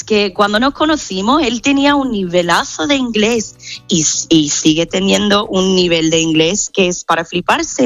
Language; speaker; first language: Spanish; non-native, fluent; English